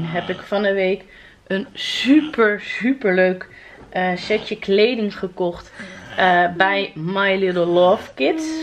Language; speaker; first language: Dutch; native; Dutch